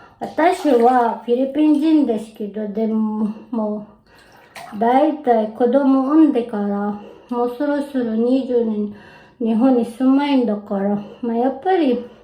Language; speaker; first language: Japanese; non-native, learner; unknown